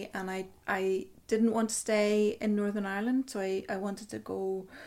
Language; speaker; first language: English; native; English